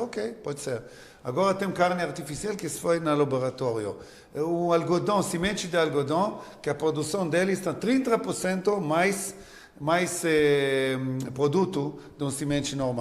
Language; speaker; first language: Portuguese; non-native, learner; Hebrew